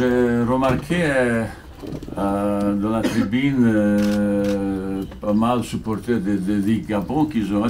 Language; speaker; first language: French; non-native, fluent; Bosnian